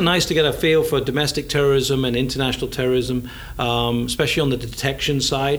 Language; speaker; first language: English; native; English